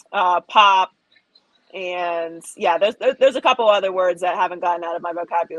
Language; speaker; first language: English; native; English